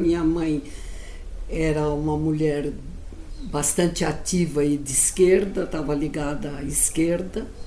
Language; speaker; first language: Portuguese; early bilingual, other home language; Yiddish